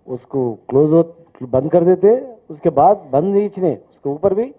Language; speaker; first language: Hindi; non-native, local second language; Telugu